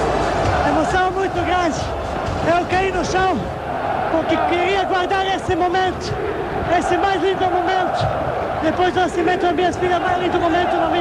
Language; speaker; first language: Portuguese; non-native, fluent; Serbian